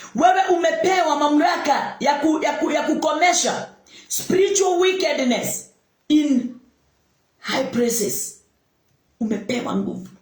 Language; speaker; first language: Swahili; non-native, local second language; Kikuyu